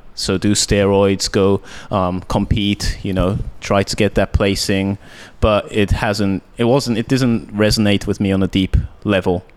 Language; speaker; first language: English; early bilingual, heritage; Japanese